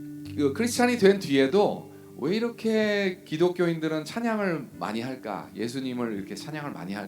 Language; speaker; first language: Korean; native; Korean